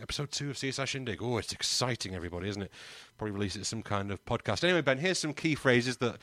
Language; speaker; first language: English; native; English